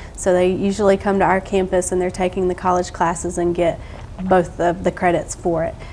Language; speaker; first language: English; native; English